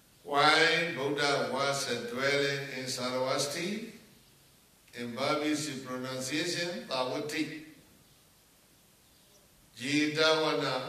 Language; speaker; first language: English; non-native, fluent; Burmese